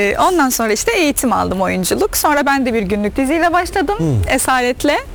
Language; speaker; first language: Turkish; non-native, fluent; Arabic